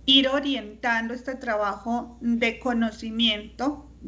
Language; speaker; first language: Spanish; native; Spanish